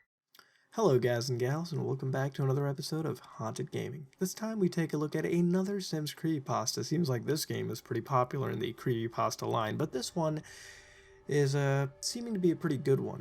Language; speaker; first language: English; native; English